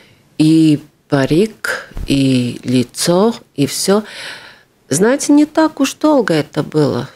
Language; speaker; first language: Russian; non-native, local second language; Latvian